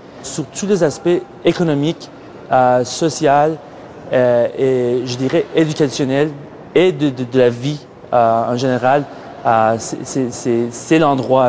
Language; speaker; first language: French; non-native, fluent; Persian